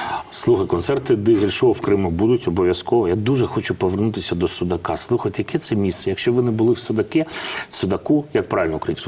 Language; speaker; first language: Ukrainian; non-native, fluent; Russian